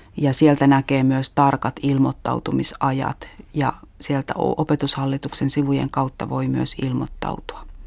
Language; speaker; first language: Finnish; native; Finnish